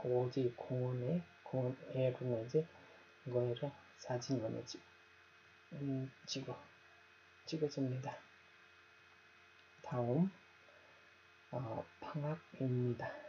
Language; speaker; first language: Korean; non-native, learner; Nepali